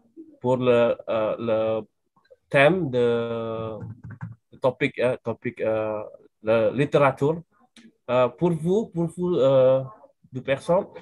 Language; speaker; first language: French; non-native, learner; Indonesian